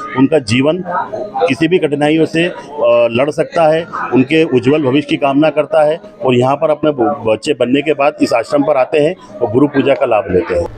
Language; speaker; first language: Hindi; native; Hindi